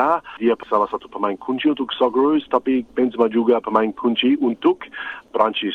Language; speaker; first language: Indonesian; non-native, fluent; English